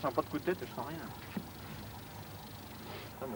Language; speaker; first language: French; native; French